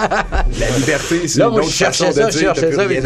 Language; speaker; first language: French; native; French